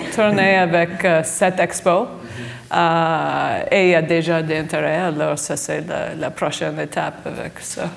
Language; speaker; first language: French; non-native, fluent; English